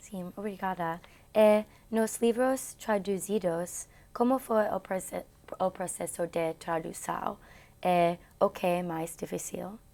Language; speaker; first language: Portuguese; non-native, learner; English